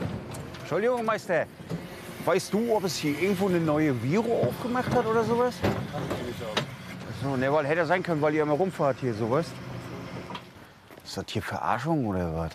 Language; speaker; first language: German; native; German